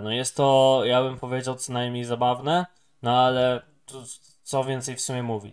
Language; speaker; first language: Polish; native; Polish